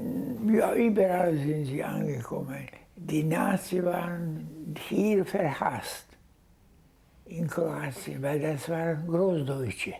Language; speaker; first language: German; non-native, learner; Hungarian